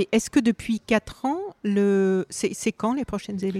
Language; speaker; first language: French; native; French